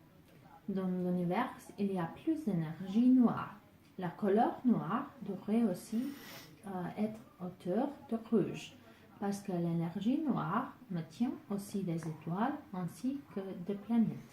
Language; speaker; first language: French; non-native, learner; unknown